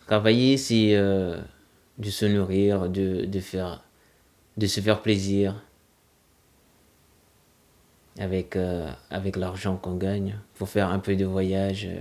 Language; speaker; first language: French; non-native, local second language; Comorian